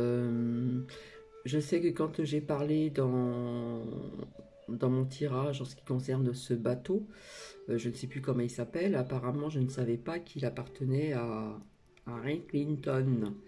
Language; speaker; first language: French; native; French